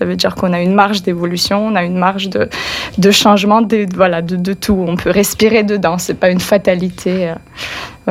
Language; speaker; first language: French; non-native, fluent; Russian